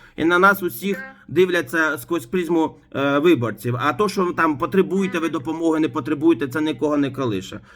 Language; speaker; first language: Ukrainian; native; Ukrainian